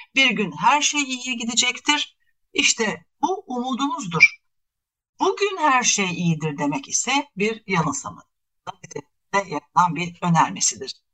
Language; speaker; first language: Turkish; native; Turkish